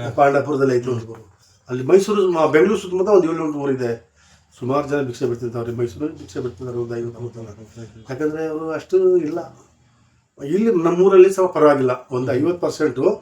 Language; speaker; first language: Kannada; non-native, local second language; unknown